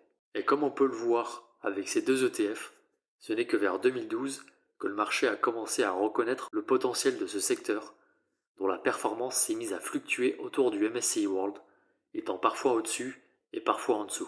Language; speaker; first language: French; native; French